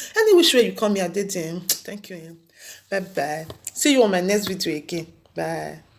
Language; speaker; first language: Nigerian Pidgin; non-native, local second language; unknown